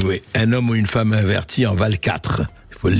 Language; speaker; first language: French; native; French